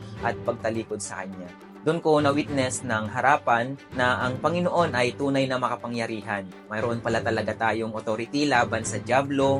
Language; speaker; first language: Filipino; non-native, local second language; Iloko